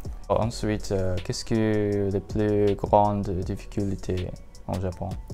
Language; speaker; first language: French; non-native, learner; Japanese